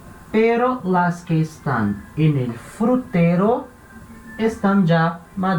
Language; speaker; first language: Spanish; non-native, fluent; Portuguese